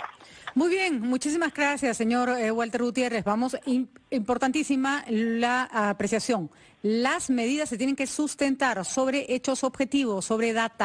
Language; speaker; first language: Spanish; native; Spanish